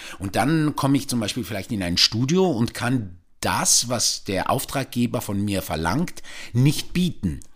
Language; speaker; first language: German; non-native, fluent; Italian